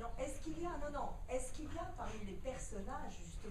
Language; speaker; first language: French; native; French